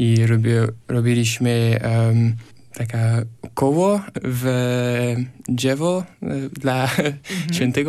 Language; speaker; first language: Polish; non-native, learner; French